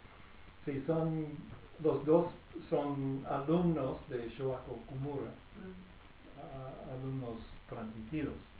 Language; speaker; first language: Spanish; non-native, fluent; English